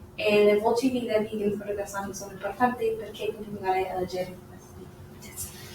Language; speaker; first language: Italian; non-native, learner; English